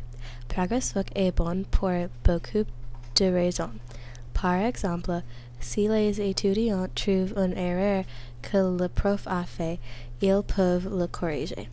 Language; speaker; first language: French; non-native, learner; English